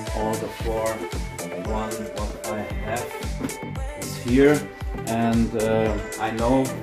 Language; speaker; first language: English; non-native, learner; German